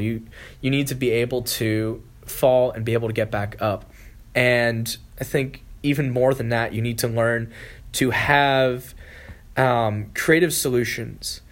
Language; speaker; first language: English; native; English